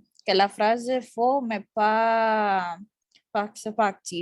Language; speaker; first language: French; non-native, learner; Spanish